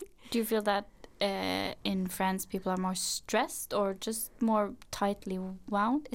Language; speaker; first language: English; non-native, fluent; Norwegian